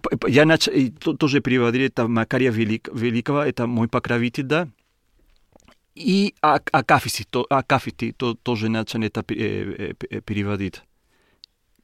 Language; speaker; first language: Russian; non-native, learner; Spanish